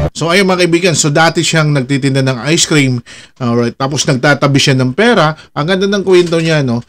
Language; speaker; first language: Filipino; non-native, local second language; Waray